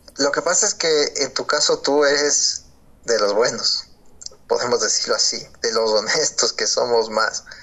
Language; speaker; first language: Spanish; native; Spanish